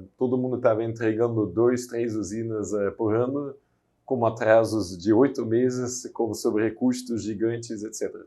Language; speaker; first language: Portuguese; non-native, fluent; Dutch